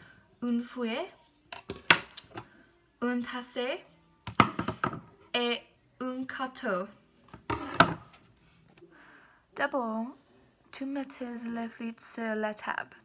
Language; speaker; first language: French; non-native, learner; English